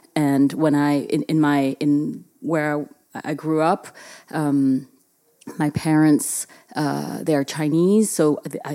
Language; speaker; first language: English; early bilingual, other home language; Chinese